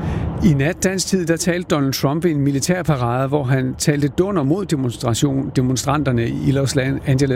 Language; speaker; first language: Danish; native; Danish